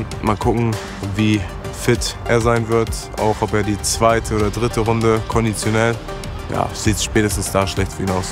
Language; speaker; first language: German; native; German